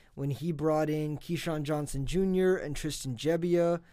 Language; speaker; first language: English; native; English